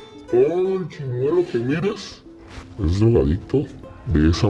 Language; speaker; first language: Spanish; native; Spanish